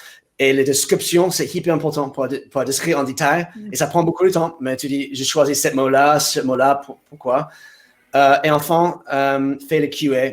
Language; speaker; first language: French; non-native, fluent; English